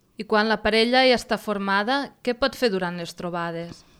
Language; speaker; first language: Catalan; native; Catalan